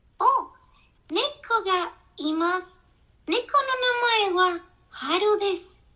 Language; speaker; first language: Japanese; non-native, learner; Spanish